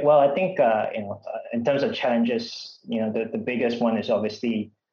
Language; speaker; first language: English; non-native, local second language; Malay